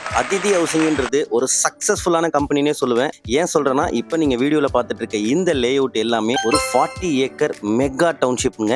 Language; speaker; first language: Tamil; native; Tamil